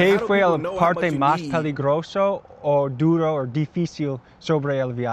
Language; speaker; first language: Spanish; non-native, learner; English